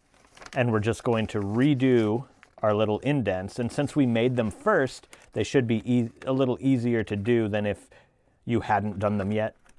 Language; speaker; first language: English; native; English